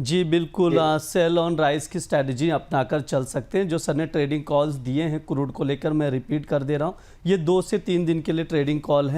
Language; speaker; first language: Hindi; native; Hindi